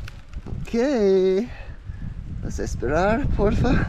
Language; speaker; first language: Spanish; non-native, learner; English